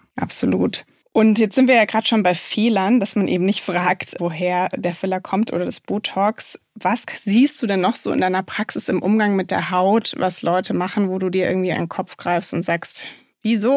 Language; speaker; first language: German; native; German